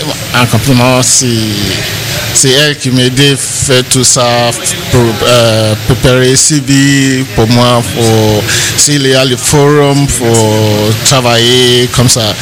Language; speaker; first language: French; non-native, learner; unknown